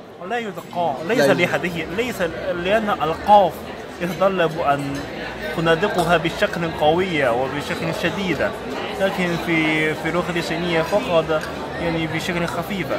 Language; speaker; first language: Arabic; non-native, learner; Chinese